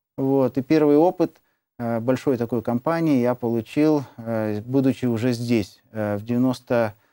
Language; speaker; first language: Russian; native; Russian